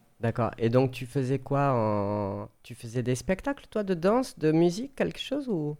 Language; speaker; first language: French; native; French